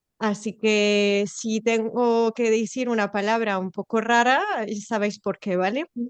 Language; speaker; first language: Spanish; non-native, fluent; French